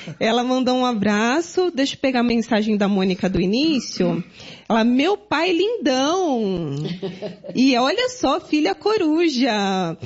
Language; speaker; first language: Portuguese; native; Portuguese